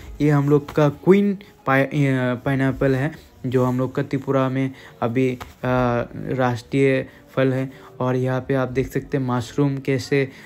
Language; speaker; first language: Hindi; non-native, local second language; Bangla